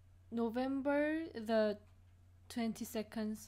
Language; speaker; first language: English; non-native, learner; Korean